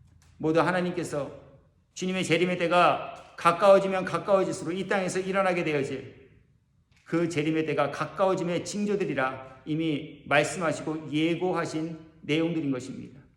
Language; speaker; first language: Korean; native; Korean